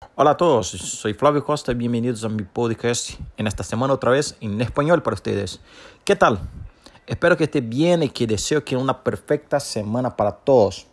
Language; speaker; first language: Spanish; non-native, fluent; Portuguese